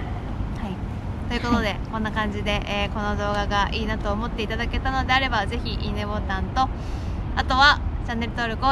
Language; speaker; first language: Japanese; native; Japanese